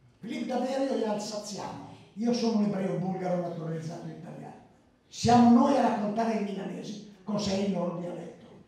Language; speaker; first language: Italian; early bilingual, other home language; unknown